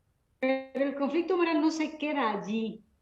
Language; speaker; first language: Spanish; native; Spanish